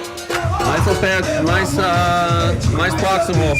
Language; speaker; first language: Portuguese; non-native, learner; English